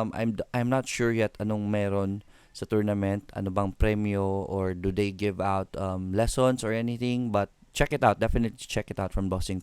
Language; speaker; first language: Filipino; native; Filipino